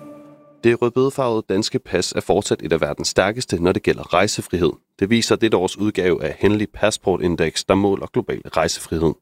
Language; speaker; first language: Danish; native; Danish